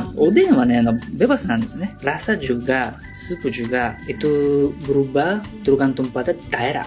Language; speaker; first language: Indonesian; non-native, learner; Japanese